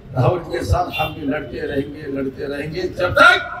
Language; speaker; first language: Hindi; non-native, local second language; Telugu